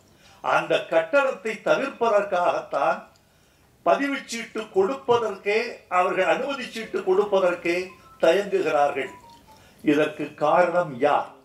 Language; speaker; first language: Tamil; native; Tamil